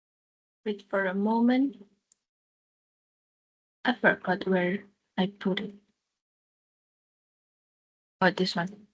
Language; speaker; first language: English; non-native, fluent; Indonesian